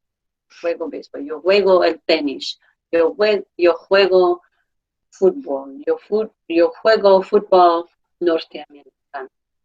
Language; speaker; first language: Spanish; non-native, fluent; English